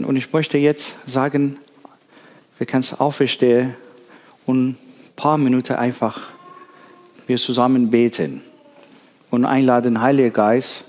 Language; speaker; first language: German; non-native, learner; Persian